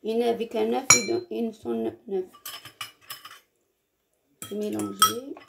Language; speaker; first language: French; non-native, learner; Arabic